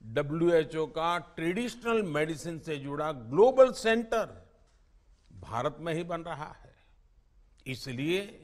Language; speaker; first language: Hindi; non-native, local second language; Gujarati